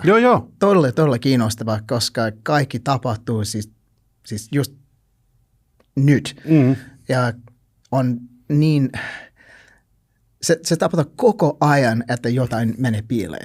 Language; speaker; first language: Finnish; non-native, learner; English